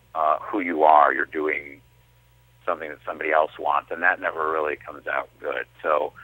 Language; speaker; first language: English; native; English